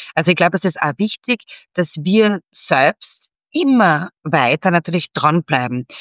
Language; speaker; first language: German; native; German